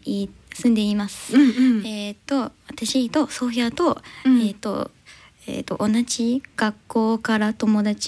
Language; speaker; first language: Japanese; non-native, learner; English